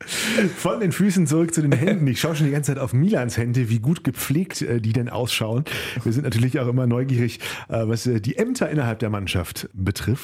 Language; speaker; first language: German; native; German